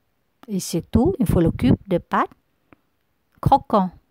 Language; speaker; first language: French; non-native, learner; Vietnamese